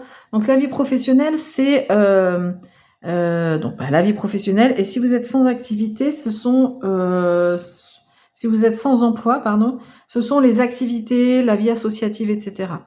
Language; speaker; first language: French; native; French